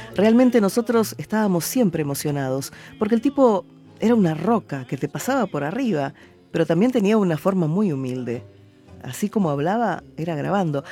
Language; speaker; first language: Spanish; native; Spanish